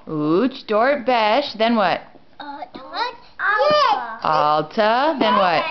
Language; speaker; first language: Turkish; non-native, learner; English